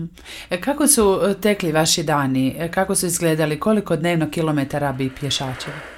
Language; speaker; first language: Croatian; native; Croatian